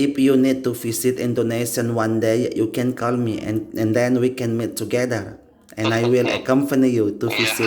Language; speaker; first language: English; non-native, learner; Indonesian